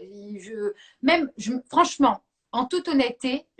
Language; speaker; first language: French; native; French